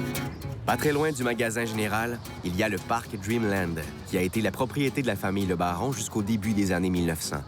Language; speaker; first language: French; native; French